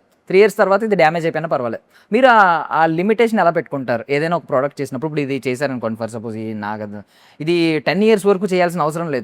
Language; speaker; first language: Telugu; native; Telugu